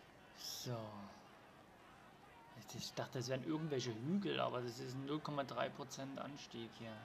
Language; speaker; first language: German; native; German